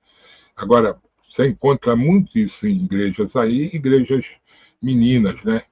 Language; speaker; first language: Portuguese; native; Portuguese